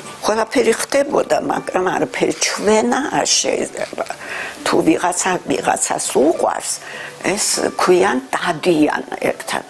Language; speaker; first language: Georgian; early bilingual, heritage; Georgian